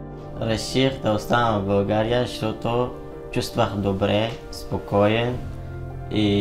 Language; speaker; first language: Bulgarian; non-native, fluent; Arabic